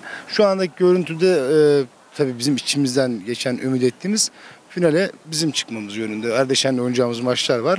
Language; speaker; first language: Turkish; native; Turkish